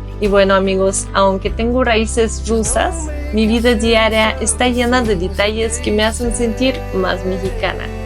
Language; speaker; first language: Spanish; non-native, fluent; Russian